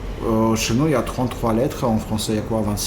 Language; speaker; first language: French; non-native, fluent; Russian